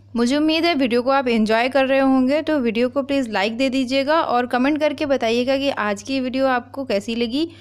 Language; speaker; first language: Hindi; native; Hindi